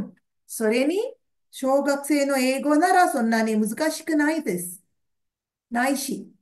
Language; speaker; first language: Japanese; non-native, fluent; Tamil